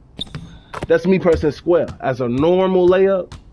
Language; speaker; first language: English; native; English